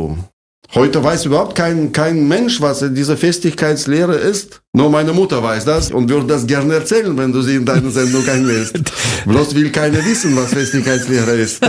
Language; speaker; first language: German; non-native, fluent; Russian